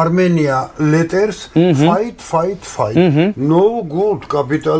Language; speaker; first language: English; non-native, learner; Georgian